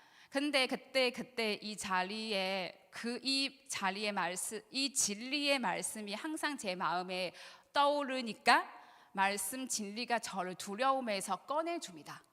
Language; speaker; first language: Korean; non-native, learner; Chinese